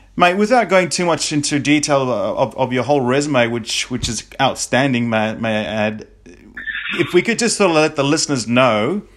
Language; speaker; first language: English; native; English